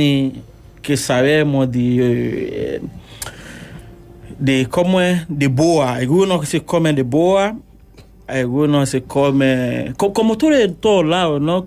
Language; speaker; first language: Spanish; non-native, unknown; Yoruba